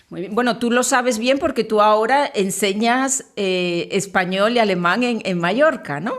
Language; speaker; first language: Spanish; native; Spanish